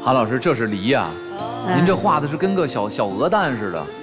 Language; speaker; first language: Chinese; native; Chinese